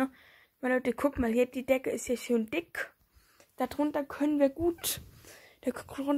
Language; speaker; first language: German; native; German